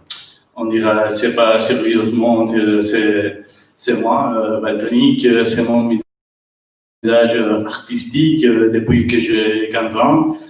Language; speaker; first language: French; non-native, learner; Catalan